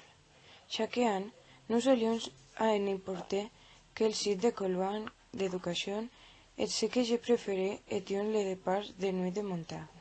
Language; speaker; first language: French; non-native, learner; Catalan